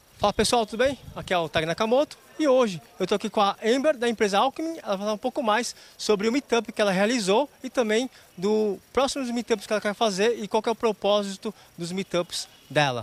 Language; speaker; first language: Portuguese; native; Portuguese